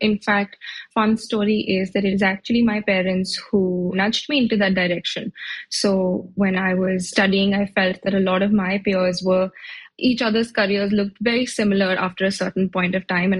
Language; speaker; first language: English; non-native, local second language; Hindi